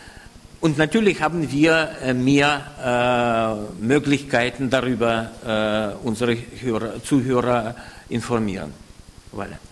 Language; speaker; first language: German; non-native, fluent; Russian